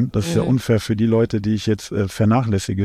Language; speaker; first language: German; native; German